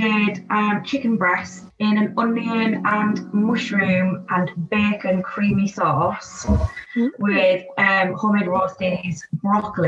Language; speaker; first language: English; native; English